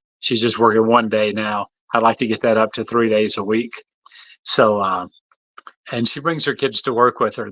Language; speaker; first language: English; native; English